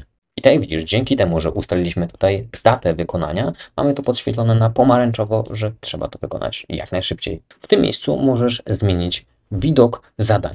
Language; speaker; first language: Polish; native; Polish